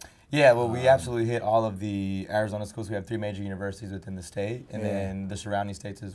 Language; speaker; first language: English; early bilingual, other home language; Spanish